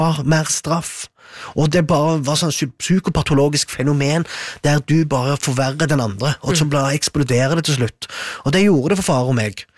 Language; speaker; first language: Norwegian; early bilingual, other home language; Arabic